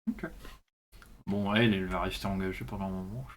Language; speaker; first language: French; native; French